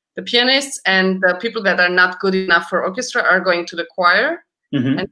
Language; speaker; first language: English; early bilingual, other home language; Romanian